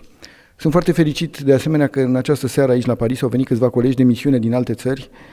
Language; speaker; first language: Romanian; native; Romanian